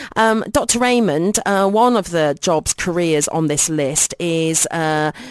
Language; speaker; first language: English; native; English